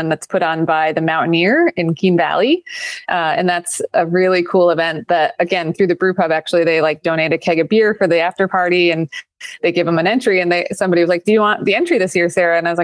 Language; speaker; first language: English; native; English